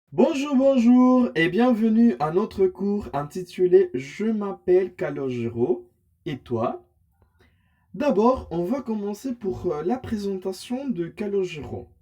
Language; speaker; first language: French; non-native, fluent; Spanish